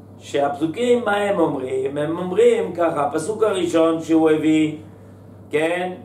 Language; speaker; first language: Hebrew; native; Hebrew